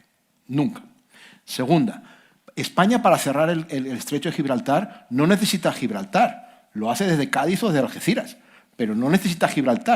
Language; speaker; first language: Spanish; native; Spanish